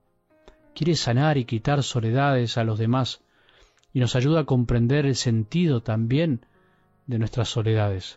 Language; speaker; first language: Spanish; native; Spanish